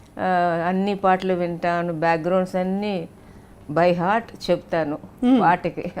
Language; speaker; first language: Telugu; non-native, local second language; Tamil